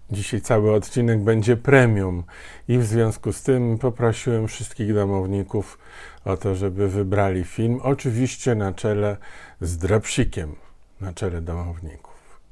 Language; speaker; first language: Polish; native; Polish